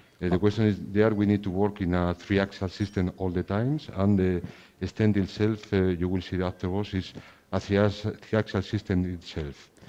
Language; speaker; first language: English; non-native, fluent; Spanish